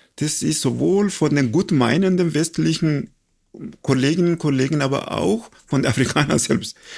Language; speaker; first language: German; non-native, fluent; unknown